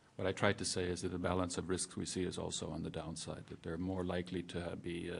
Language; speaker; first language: English; non-native, fluent; Estonian